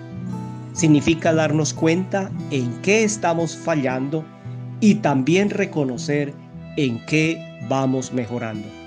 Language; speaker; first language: Spanish; native; Spanish